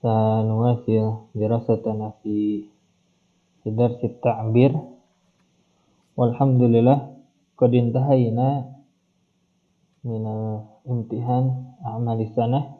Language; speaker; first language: Arabic; non-native, fluent; Indonesian